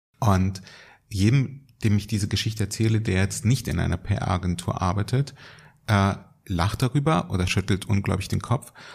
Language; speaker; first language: German; early bilingual, other home language; Russian